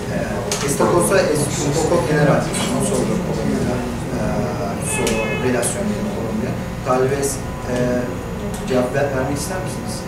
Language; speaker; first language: Spanish; non-native, learner; Turkish